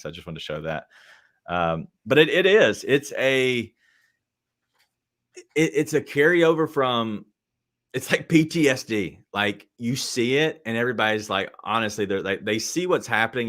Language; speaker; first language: English; native; English